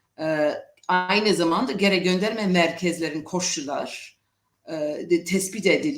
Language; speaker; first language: Turkish; non-native, fluent; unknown